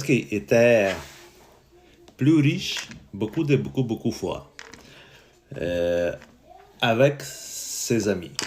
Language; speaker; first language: French; non-native, learner; Ukrainian